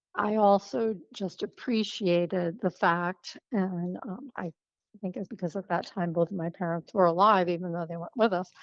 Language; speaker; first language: English; native; English